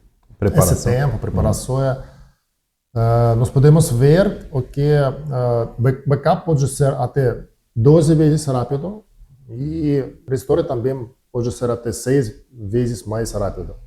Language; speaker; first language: Portuguese; non-native, learner; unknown